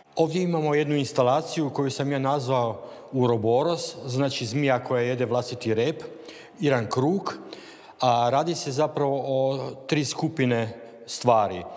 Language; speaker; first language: Croatian; native; Croatian